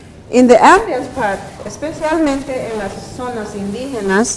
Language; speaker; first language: Spanish; non-native, local second language; Quechua